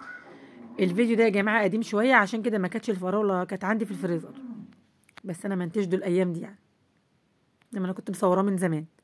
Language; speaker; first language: Arabic; native; Arabic